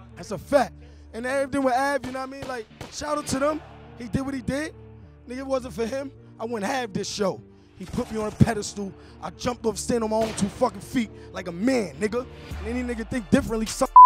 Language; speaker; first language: English; native; English